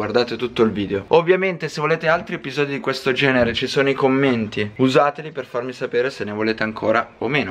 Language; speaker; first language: Italian; native; Italian